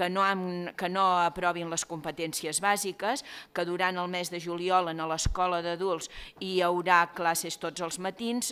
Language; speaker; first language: Catalan; native; Catalan